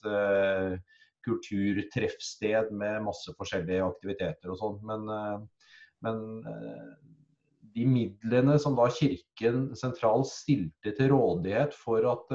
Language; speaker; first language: Norwegian; native; Norwegian